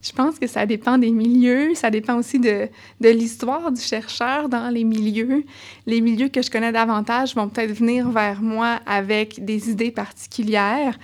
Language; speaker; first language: French; native; French